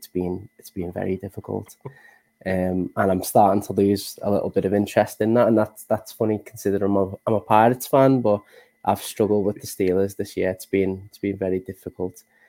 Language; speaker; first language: English; native; English